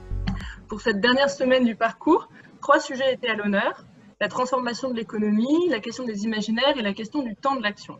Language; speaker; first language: French; native; French